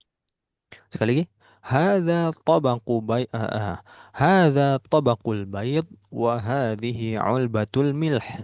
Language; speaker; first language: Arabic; non-native, fluent; Indonesian